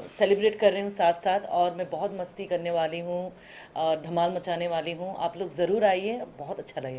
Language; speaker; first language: Hindi; non-native, local second language; Assamese